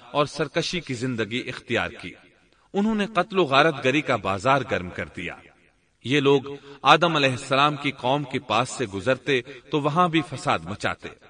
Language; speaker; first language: Urdu; native; Urdu